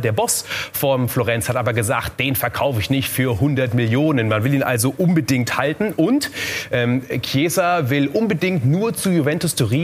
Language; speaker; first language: German; native; German